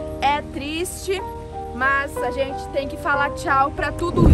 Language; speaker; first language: Portuguese; native; Portuguese